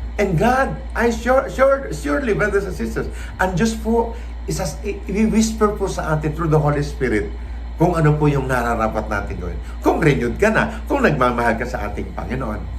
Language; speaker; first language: Filipino; non-native, local second language; Cebuano